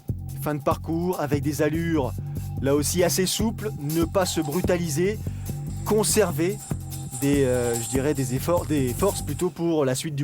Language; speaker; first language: French; native; French